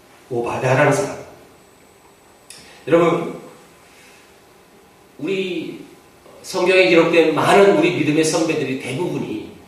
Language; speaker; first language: Korean; native; Korean